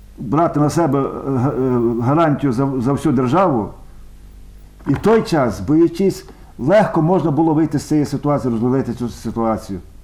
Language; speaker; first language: Ukrainian; native; Ukrainian